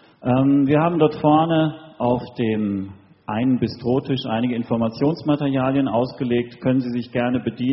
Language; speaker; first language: German; native; German